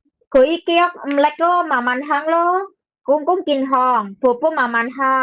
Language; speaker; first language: Cantonese; non-native, learner; Indonesian